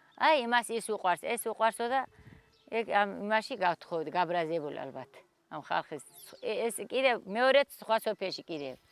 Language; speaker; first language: Georgian; non-native, local second language; Avaric